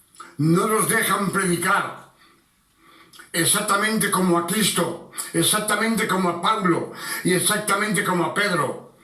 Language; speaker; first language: Spanish; non-native, fluent; French